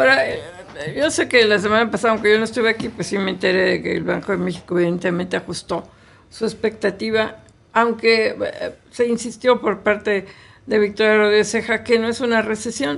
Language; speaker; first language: Spanish; native; Spanish